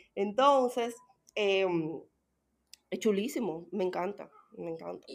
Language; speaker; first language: Spanish; native; Spanish